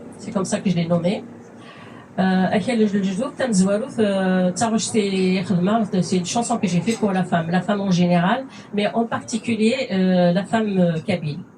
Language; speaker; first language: French; non-native, fluent; Kabyle